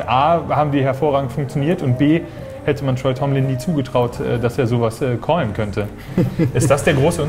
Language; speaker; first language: German; native; German